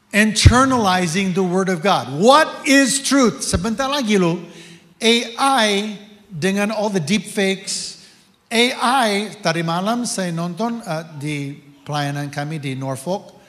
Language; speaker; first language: Indonesian; non-native, fluent; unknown